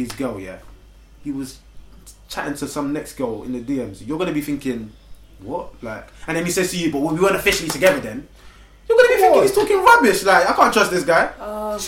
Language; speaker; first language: English; native; English